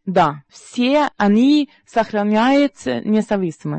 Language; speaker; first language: Russian; non-native, learner; Norwegian